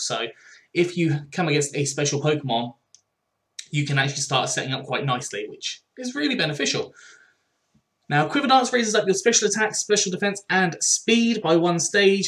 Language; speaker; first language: English; native; English